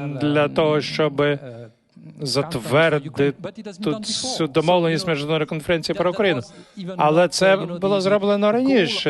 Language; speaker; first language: Ukrainian; non-native, fluent; French